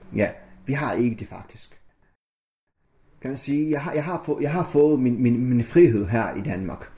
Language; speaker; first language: Danish; non-native, learner; Arabic